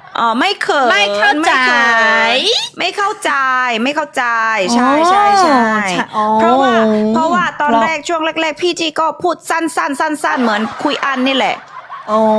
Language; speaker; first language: Thai; non-native, fluent; Korean